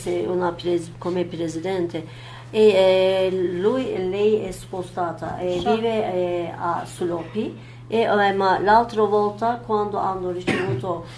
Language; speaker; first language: Italian; non-native, learner; Turkish